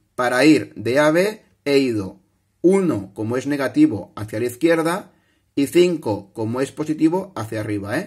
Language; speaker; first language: Spanish; non-native, local second language; Catalan